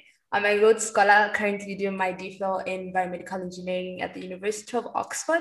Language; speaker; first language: English; non-native, local second language; Tswana